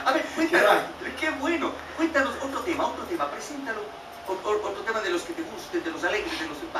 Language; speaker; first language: Spanish; native; Spanish